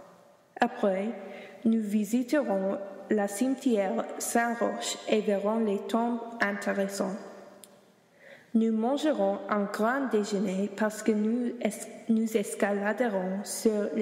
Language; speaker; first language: French; non-native, learner; English